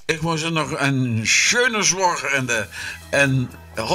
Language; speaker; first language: German; non-native, learner; Dutch